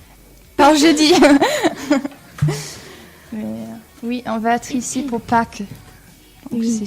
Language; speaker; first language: French; non-native, learner; English